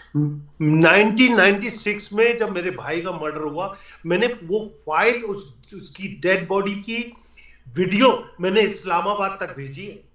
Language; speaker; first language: Urdu; native; Urdu